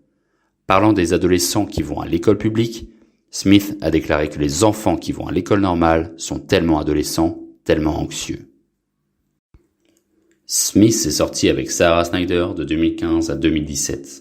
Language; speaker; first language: French; non-native, local second language; Haitian Creole